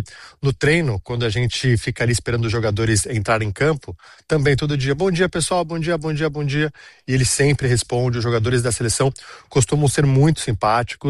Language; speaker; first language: Portuguese; native; Portuguese